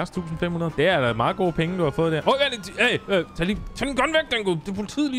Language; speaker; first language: Danish; native; Danish